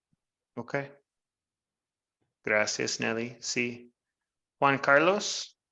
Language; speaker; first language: Spanish; non-native, fluent; English